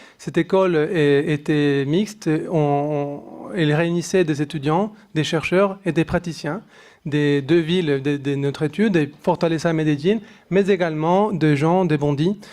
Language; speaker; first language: French; non-native, fluent; Spanish